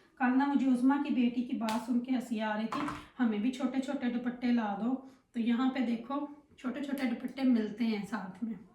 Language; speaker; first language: Urdu; native; Urdu